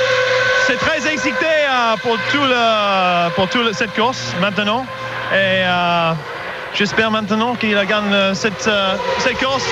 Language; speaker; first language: French; non-native, learner; English